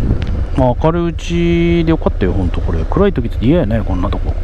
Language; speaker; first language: Japanese; native; Japanese